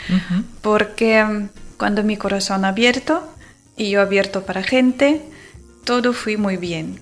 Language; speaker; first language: Spanish; non-native, learner; Ukrainian